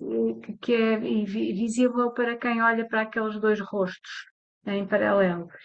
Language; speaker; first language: Portuguese; native; Portuguese